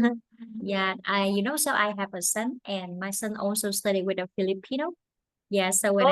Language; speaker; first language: English; non-native, fluent; Vietnamese